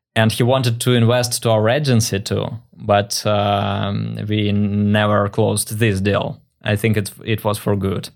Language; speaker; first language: English; non-native, fluent; Russian